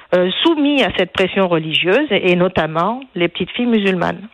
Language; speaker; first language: French; non-native, local second language; Arabic